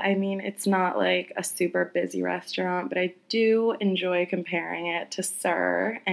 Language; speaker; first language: English; native; English